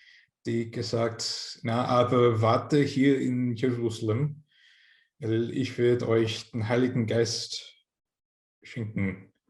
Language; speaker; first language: German; non-native, fluent; English